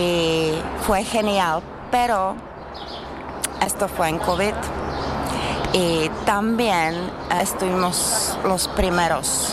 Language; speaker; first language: Spanish; non-native, learner; Czech